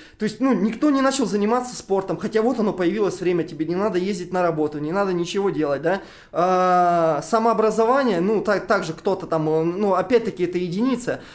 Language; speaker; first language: Russian; native; Russian